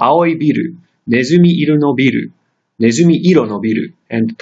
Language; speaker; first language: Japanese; non-native, fluent; English